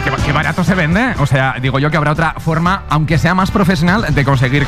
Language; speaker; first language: Spanish; native; Spanish